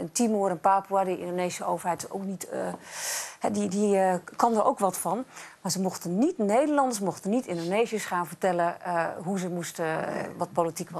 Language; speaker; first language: Dutch; native; Dutch